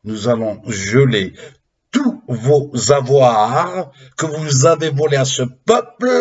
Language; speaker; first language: French; non-native, local second language; Arabic